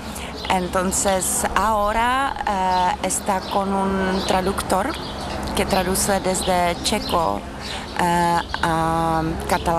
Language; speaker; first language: Spanish; non-native, learner; Czech